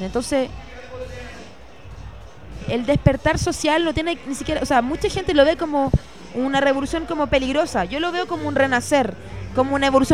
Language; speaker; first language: Spanish; early bilingual, heritage; Spanish